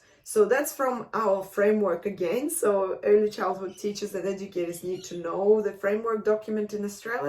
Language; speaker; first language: English; non-native, fluent; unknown